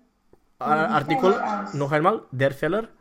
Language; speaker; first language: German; non-native, fluent; Romanian